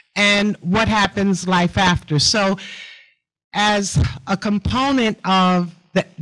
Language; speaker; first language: English; native; English